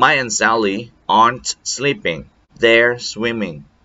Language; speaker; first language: English; non-native, fluent; Thai